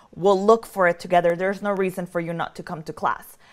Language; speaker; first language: English; early bilingual, other home language; Spanish